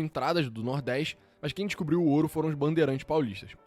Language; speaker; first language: Portuguese; native; Portuguese